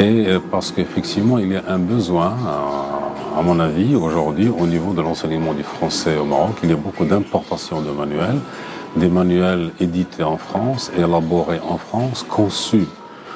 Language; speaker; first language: French; non-native, local second language; Arabic